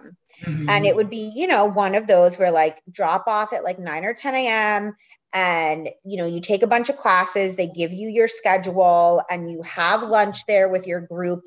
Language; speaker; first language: English; native; English